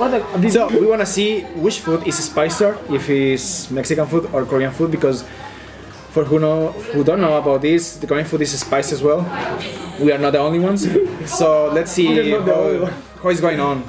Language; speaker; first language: English; non-native, learner; Spanish